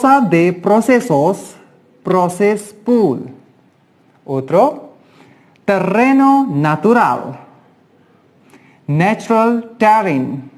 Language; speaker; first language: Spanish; non-native, learner; Hindi